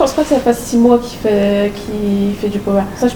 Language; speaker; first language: French; native; French